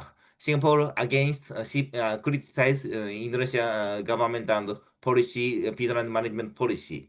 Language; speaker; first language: English; non-native, fluent; Japanese